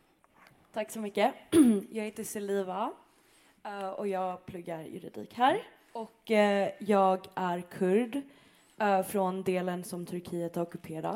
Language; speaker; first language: Swedish; early bilingual, other home language; Kurdish